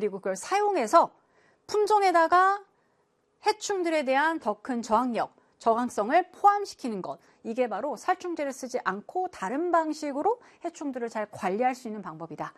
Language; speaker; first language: Korean; native; Korean